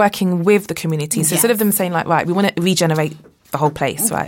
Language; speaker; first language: English; native; English